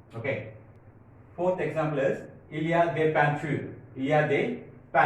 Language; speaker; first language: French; non-native, fluent; Tamil